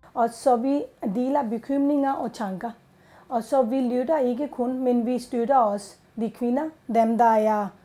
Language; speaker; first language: Danish; non-native, learner; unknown